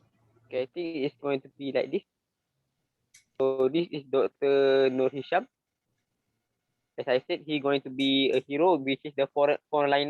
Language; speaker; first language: English; non-native, learner; Malay